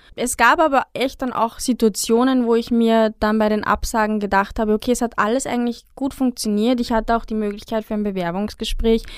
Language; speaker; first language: German; native; German